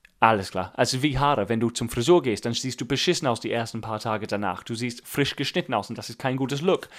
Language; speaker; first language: German; non-native, fluent; English